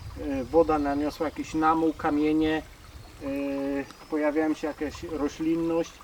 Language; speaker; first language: Polish; native; Polish